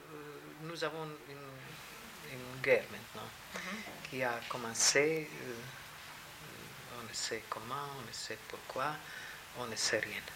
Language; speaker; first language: French; non-native, fluent; Serbian